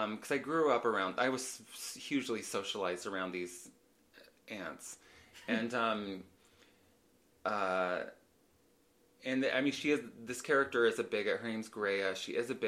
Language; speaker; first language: English; native; English